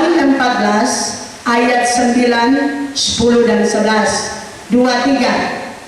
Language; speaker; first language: Indonesian; native; Indonesian